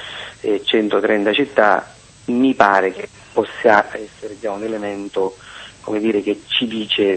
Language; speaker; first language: Italian; native; Italian